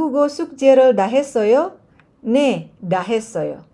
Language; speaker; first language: Korean; non-native, fluent; Indonesian